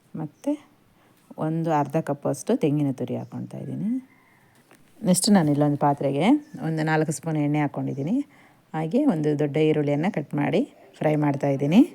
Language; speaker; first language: Kannada; native; Kannada